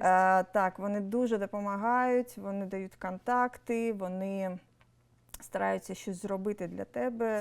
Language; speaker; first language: Ukrainian; non-native, local second language; Russian